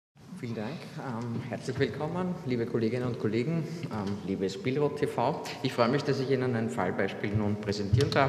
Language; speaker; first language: German; native; German